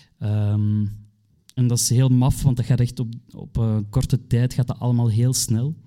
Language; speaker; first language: Dutch; native; Dutch